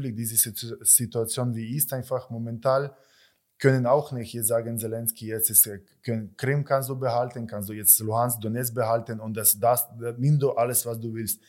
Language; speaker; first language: German; non-native, learner; Ukrainian